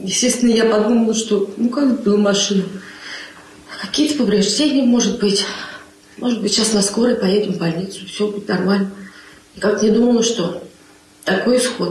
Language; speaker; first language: Russian; native; Russian